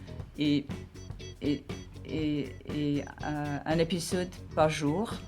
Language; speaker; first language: French; non-native, fluent; English